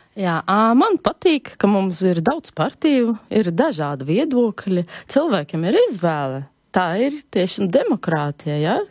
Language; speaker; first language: Latvian; non-native, local second language; Russian